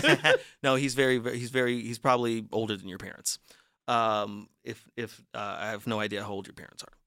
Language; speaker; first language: English; native; English